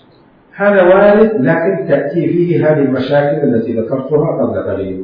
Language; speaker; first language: Arabic; native; Arabic